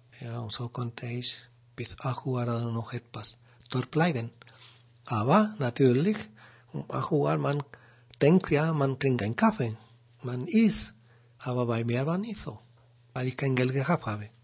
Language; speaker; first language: German; non-native, learner; Spanish